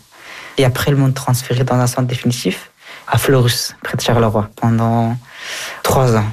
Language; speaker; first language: French; non-native, fluent; Persian